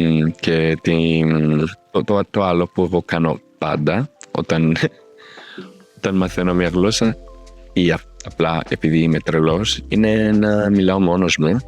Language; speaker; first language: Greek; non-native, fluent; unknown